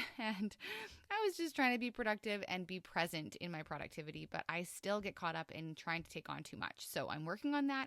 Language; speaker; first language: English; native; English